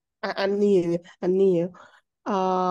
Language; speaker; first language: Korean; non-native, learner; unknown